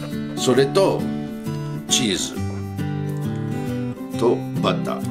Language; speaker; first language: Japanese; non-native, learner; English